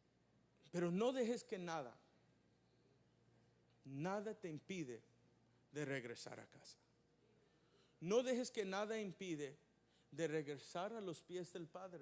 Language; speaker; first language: Spanish; early bilingual, heritage; Spanish